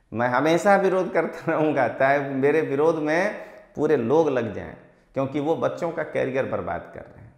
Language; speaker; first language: Hindi; non-native, local second language; Gujarati